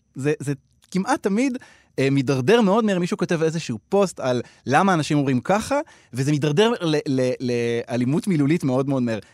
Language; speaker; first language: Hebrew; native; Hebrew